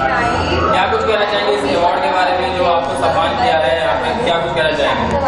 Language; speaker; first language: Hindi; native; Hindi